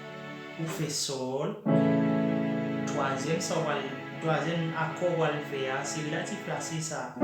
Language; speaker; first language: French; non-native, local second language; Haitian Creole